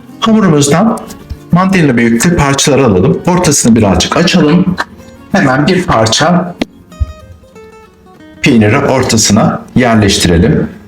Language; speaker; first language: Turkish; native; Turkish